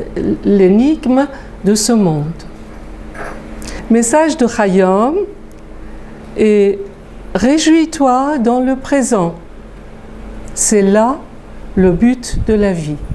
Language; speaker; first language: French; non-native, fluent; Persian